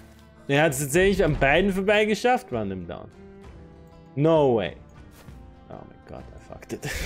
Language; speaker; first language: German; native; German